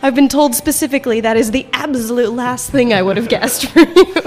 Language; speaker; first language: English; native; English